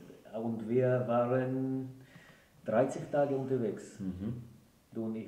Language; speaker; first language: German; non-native, learner; Hebrew